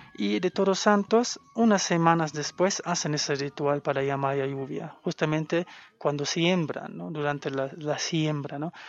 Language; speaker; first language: Spanish; non-native, fluent; German